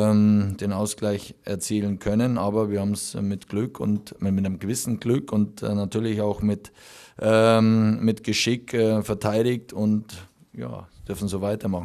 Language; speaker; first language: German; native; German